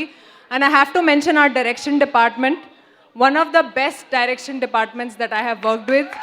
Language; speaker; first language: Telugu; non-native, fluent; Hindi